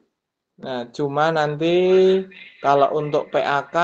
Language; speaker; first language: Indonesian; native; Indonesian